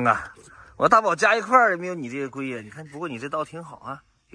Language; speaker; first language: Chinese; native; Chinese